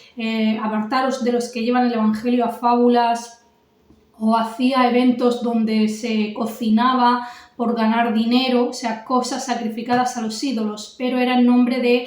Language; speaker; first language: Spanish; native; Spanish